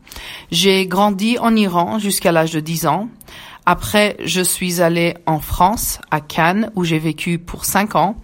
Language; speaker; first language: French; early bilingual, other home language; Persian